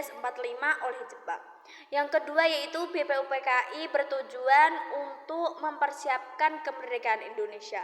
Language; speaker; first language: Indonesian; native; Indonesian